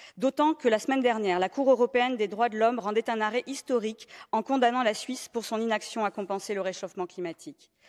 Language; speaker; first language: French; native; French